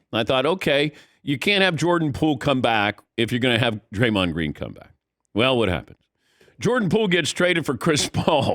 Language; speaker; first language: English; native; English